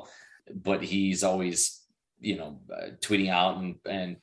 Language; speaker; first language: English; native; English